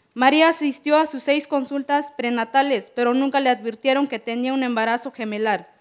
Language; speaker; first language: Spanish; non-native, local second language; Tzeltal